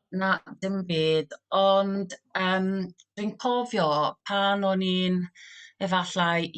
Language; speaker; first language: Welsh; non-native, local second language; English